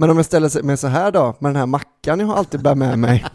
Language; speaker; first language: Swedish; native; Swedish